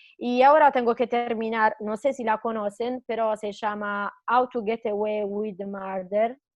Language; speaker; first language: Spanish; non-native, fluent; Italian